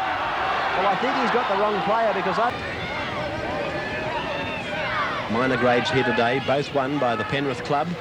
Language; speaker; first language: English; native; English